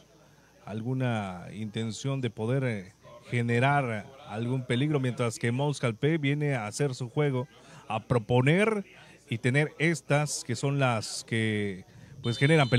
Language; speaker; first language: Spanish; native; Spanish